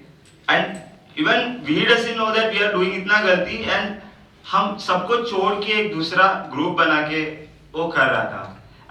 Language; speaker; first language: Hindi; non-native, local second language; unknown